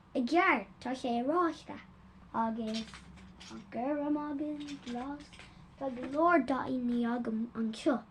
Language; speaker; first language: Irish; non-native, learner; English